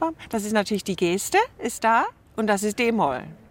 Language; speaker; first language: German; early bilingual, other home language; English